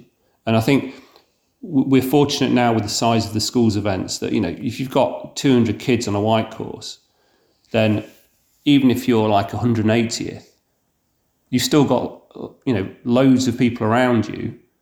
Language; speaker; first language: English; native; English